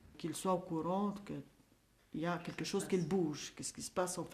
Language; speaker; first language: French; non-native, fluent; Albanian